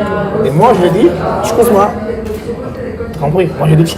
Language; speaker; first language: French; non-native, learner; Portuguese